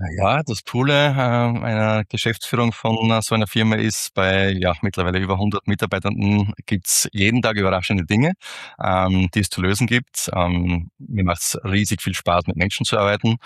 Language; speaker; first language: German; native; German